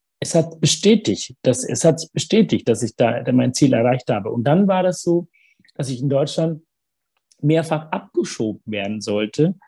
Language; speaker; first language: German; early bilingual, other home language; Tamil